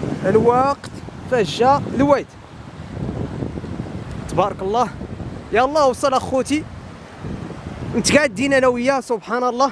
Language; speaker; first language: Arabic; native; Arabic